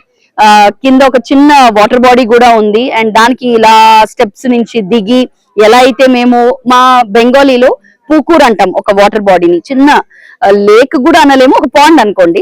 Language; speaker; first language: Telugu; non-native, local second language; Bangla